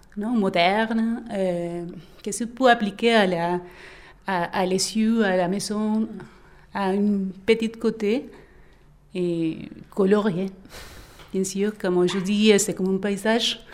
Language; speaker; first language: French; non-native, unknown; Spanish